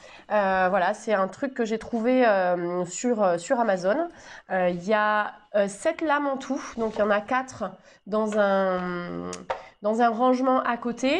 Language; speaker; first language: French; native; French